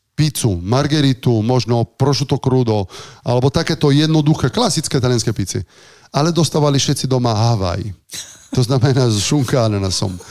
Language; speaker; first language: Slovak; non-native, fluent; Italian